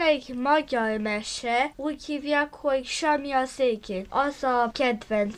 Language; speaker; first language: Hungarian; non-native, local second language; Romanian